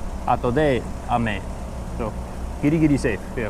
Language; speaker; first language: Japanese; non-native, learner; English